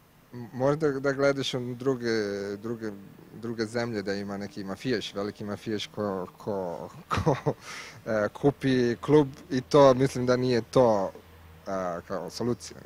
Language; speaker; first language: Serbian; non-native, learner; Italian